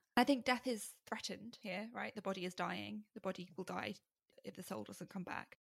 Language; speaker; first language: English; native; English